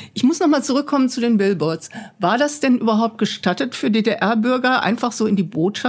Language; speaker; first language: German; native; German